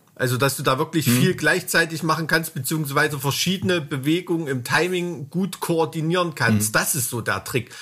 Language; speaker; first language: German; native; German